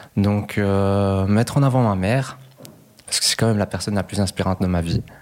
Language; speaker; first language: French; early bilingual, other home language; Spanish